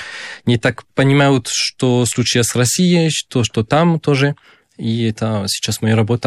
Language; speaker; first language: Russian; non-native, fluent; French